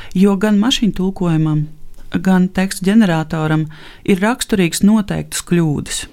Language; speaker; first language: Latvian; native; Latvian